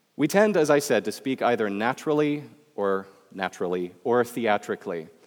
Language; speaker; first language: English; native; English